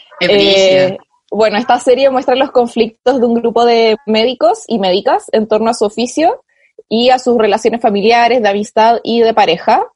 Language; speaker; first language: Spanish; native; Spanish